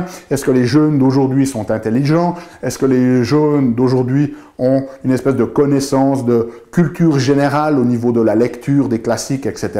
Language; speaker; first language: French; native; French